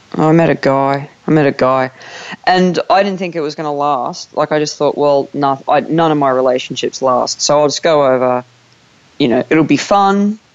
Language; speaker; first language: English; native; English